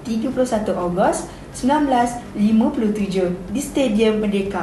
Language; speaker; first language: Malay; native; Malay